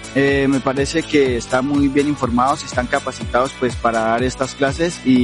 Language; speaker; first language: Spanish; native; Spanish